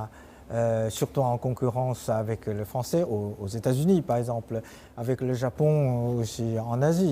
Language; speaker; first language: French; non-native, fluent; Chinese